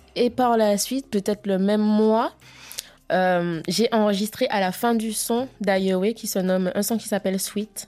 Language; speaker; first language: French; native; French